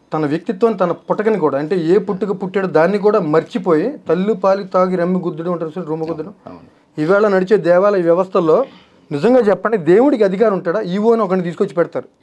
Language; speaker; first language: Telugu; native; Telugu